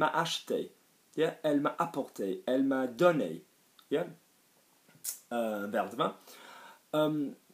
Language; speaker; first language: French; non-native, fluent; English